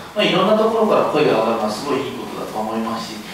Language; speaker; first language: Japanese; native; Japanese